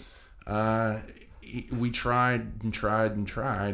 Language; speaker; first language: English; native; English